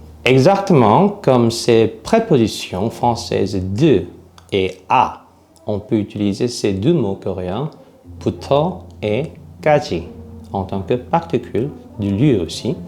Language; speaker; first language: French; non-native, fluent; Korean